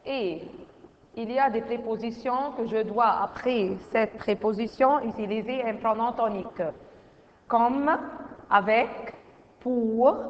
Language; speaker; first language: French; non-native, fluent; Arabic